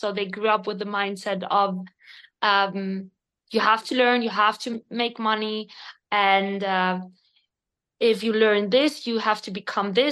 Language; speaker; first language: English; non-native, fluent; Spanish